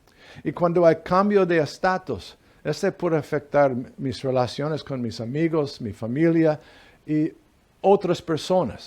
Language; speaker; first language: Spanish; non-native, fluent; English